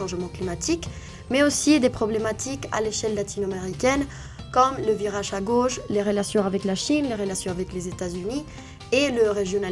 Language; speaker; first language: French; non-native, fluent; Spanish